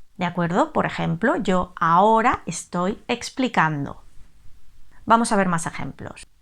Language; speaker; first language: Spanish; native; Spanish